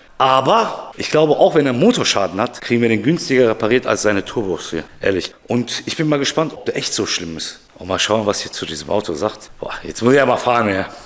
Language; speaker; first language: German; early bilingual, other home language; Turkish